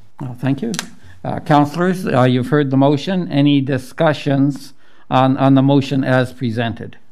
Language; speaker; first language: English; native; English